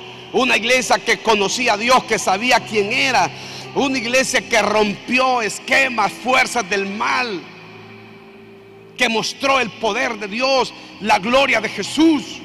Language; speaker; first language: Spanish; native; Spanish